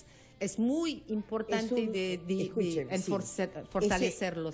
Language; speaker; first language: Spanish; non-native, learner; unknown